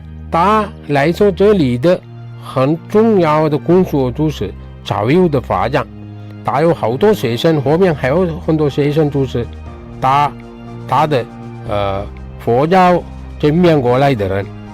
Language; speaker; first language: Chinese; non-native, learner; Sinhala